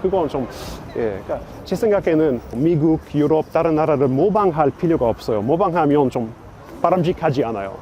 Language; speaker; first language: Korean; non-native, fluent; English